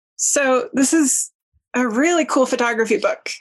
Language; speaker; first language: English; native; English